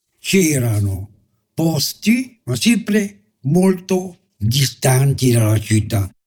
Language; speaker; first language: Italian; native; Italian